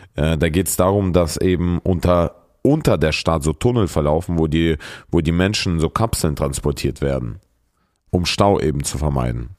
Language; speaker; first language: German; early bilingual, other home language; Russian